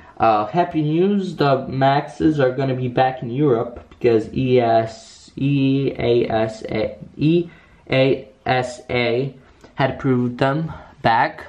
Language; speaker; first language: English; non-native, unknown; Polish